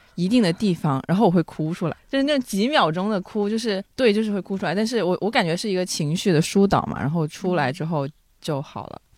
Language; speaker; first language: Chinese; non-native, local second language; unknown